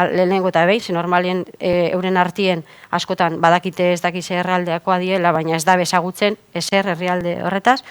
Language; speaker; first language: Basque; native; Basque